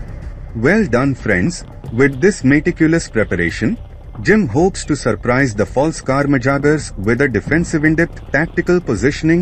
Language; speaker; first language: English; non-native, fluent; Portuguese